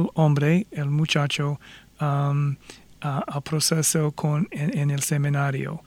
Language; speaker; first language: Spanish; non-native, fluent; English